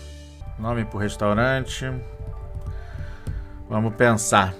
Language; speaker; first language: Portuguese; native; Portuguese